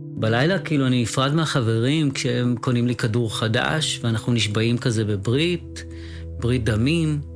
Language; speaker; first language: Hebrew; native; Hebrew